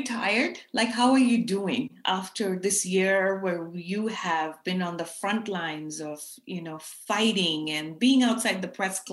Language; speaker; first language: English; non-native, local second language; Urdu